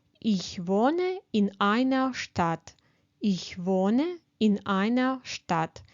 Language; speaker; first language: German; non-native, fluent; Ukrainian